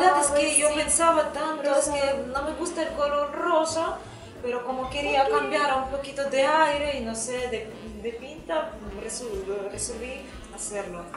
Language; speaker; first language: Spanish; non-native, fluent; Russian